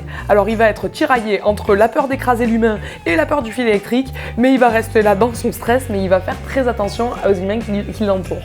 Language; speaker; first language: French; native; French